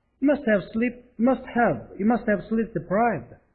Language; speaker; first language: English; non-native, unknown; Korean